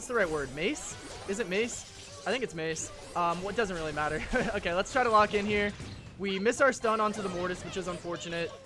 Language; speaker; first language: English; native; English